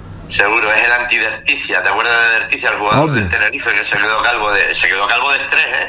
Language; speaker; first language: Spanish; native; Spanish